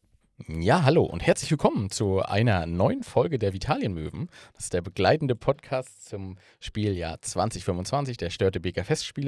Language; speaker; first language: German; native; German